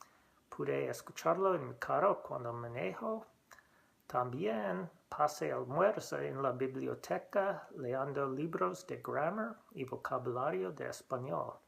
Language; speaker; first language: Spanish; non-native, learner; English